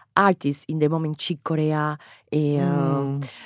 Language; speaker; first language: English; non-native, fluent; Spanish